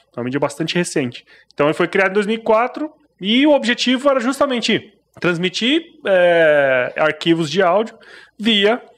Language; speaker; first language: Portuguese; native; Portuguese